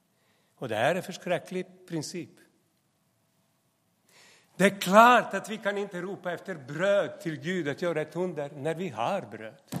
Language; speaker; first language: Swedish; non-native, fluent; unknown